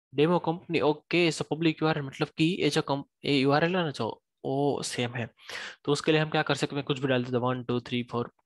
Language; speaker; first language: Hindi; native; Hindi